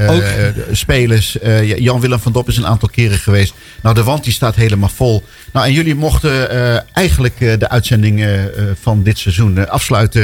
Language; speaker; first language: Dutch; native; Dutch